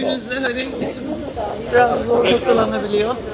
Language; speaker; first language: Turkish; native; Turkish